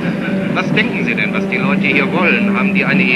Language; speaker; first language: German; native; German